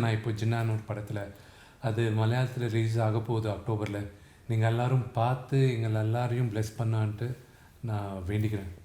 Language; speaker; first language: Tamil; non-native, local second language; Telugu